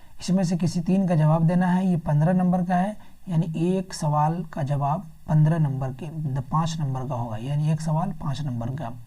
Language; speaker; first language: Urdu; native; Urdu